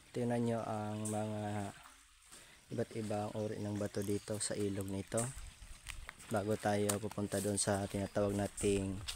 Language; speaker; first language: Filipino; non-native, local second language; Masbatenyo